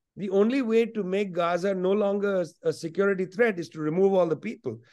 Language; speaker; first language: English; non-native, local second language; Punjabi